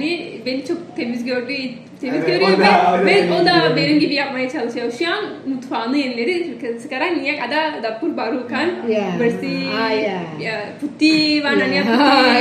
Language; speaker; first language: Turkish; non-native, fluent; Indonesian